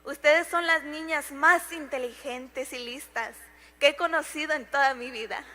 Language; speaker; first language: Spanish; early bilingual, heritage; Spanish